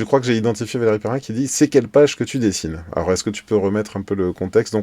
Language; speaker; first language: French; native; French